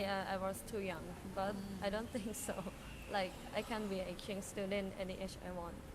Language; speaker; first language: English; non-native, fluent; Thai